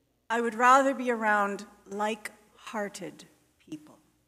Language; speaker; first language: English; native; English